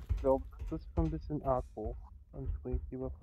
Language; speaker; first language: German; native; German